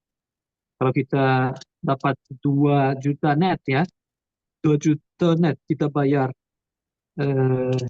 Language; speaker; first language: Indonesian; non-native, learner; Portuguese